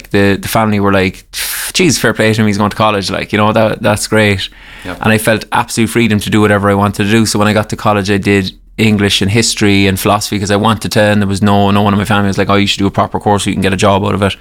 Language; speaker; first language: English; native; English